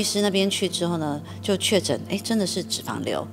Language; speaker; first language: Chinese; native; Chinese